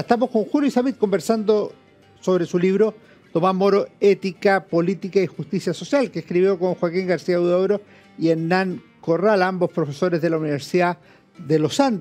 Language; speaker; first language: Spanish; native; Spanish